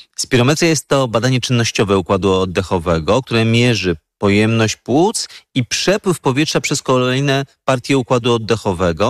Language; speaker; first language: Polish; native; Polish